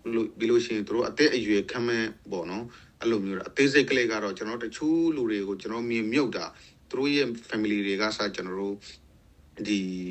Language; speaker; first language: Burmese; native; Burmese